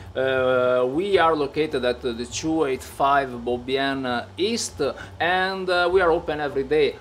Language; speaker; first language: English; non-native, fluent; Italian